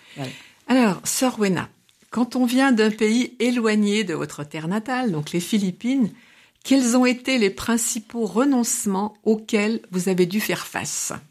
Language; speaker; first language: French; native; French